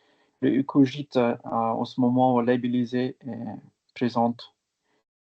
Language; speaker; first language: French; non-native, fluent; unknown